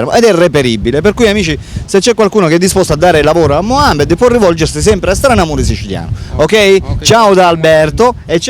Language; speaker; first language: Italian; native; Italian